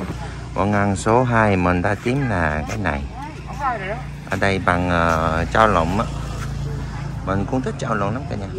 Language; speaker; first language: Vietnamese; non-native, learner; Korean